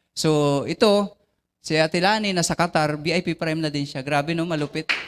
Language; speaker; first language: Filipino; non-native, local second language; Bikol